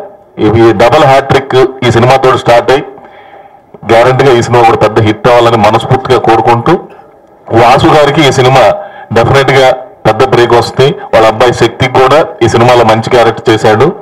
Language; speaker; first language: Telugu; native; Telugu